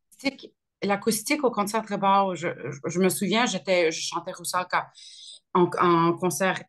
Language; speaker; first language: French; early bilingual, other home language; Arabic